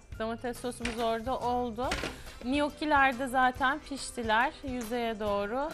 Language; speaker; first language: Turkish; native; Turkish